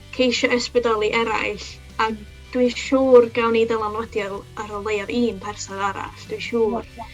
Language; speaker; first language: Welsh; non-native, local second language; English